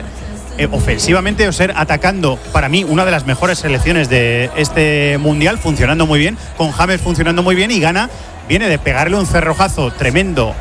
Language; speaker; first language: Spanish; native; Spanish